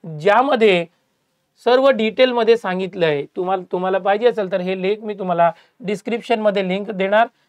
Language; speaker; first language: Marathi; native; Marathi